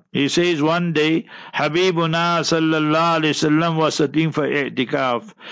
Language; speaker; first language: English; early bilingual, other home language; Urdu